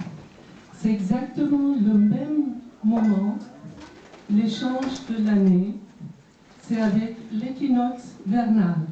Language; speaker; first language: French; non-native, fluent; Persian